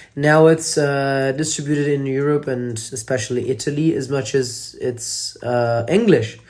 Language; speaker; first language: English; non-native, fluent; Italian